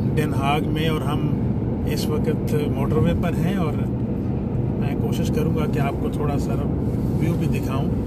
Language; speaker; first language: Urdu; native; Urdu